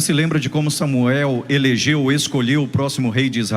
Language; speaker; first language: Portuguese; native; Portuguese